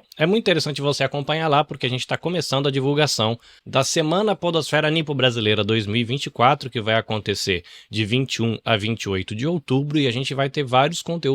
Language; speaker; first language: Portuguese; native; Portuguese